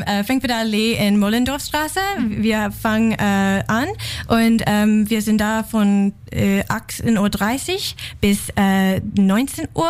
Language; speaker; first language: German; non-native, learner; English